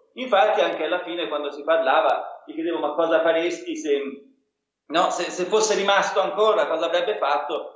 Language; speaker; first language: Italian; early bilingual, heritage; Italian